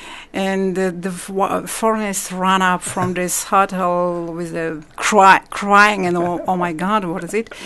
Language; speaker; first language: English; non-native, learner; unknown